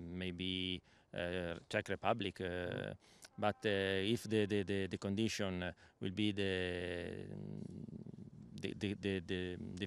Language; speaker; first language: English; non-native, learner; Italian